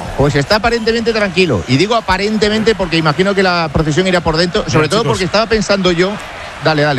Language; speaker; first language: Spanish; native; Spanish